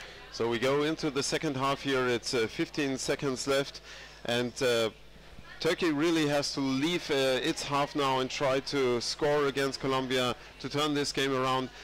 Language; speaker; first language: English; non-native, fluent; German